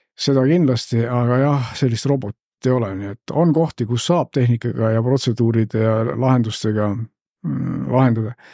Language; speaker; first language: Estonian; native; Estonian